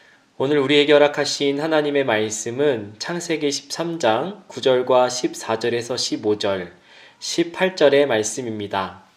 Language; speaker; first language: Korean; native; Korean